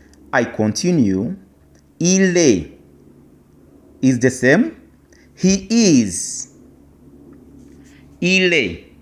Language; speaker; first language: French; non-native, local second language; Kinyarwanda